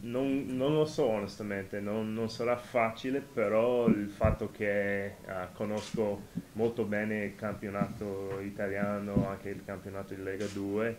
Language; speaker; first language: Italian; non-native, fluent; English